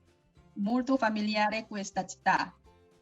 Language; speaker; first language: Italian; non-native, learner; Korean